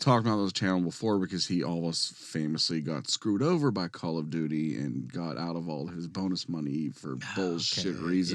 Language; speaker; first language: English; native; English